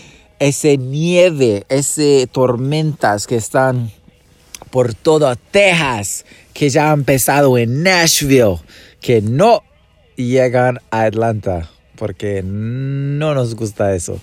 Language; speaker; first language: Spanish; non-native, fluent; English